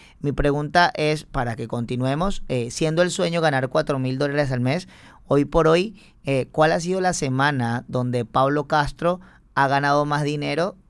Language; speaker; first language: Spanish; native; Spanish